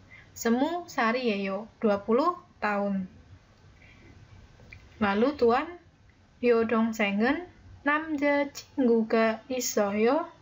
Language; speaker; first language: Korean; non-native, fluent; Indonesian